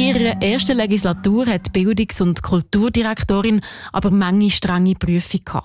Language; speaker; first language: German; native; German